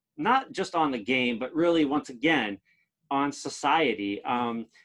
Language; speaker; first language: English; native; English